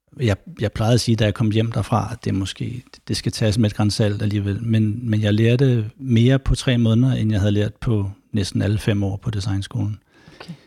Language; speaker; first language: Danish; native; Danish